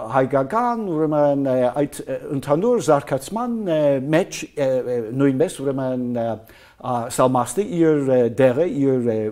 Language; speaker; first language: Armenian; non-native, fluent; English